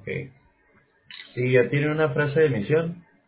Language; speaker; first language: Spanish; native; Spanish